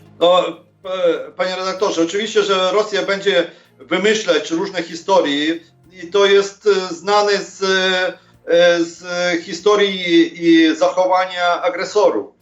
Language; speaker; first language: Polish; non-native, fluent; Ukrainian